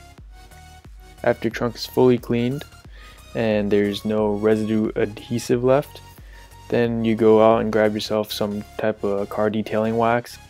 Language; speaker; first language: English; native; English